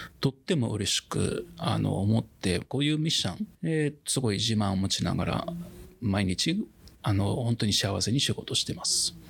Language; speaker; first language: Japanese; non-native, fluent; Arabic